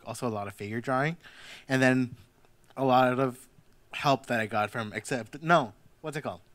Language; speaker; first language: English; early bilingual, other home language; Spanish